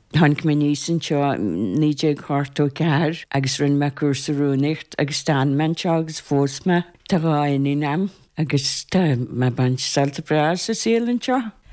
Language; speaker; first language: Irish; native; Irish